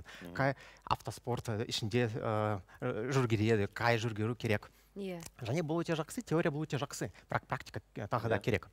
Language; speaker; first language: Kazakh; non-native, local second language; Russian